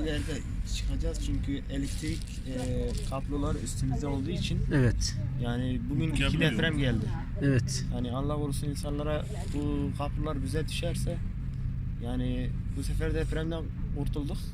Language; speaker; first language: Turkish; non-native, local second language; Arabic